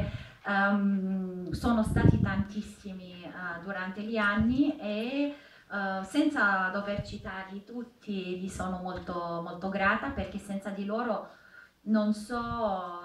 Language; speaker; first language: Italian; non-native, fluent; Arabic